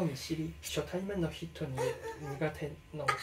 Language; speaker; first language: Japanese; non-native, fluent; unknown